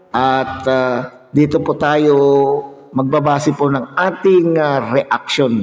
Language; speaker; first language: Filipino; native; Filipino